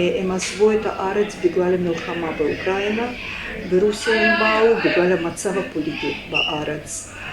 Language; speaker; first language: Hebrew; non-native, fluent; Russian